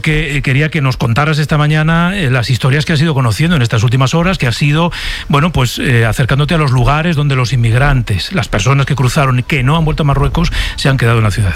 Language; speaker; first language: Spanish; native; Spanish